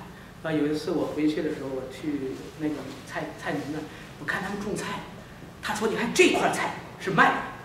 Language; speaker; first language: Chinese; native; Chinese